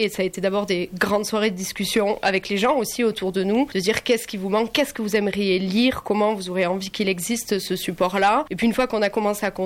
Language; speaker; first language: French; native; French